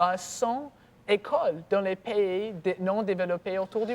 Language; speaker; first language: French; non-native, learner; English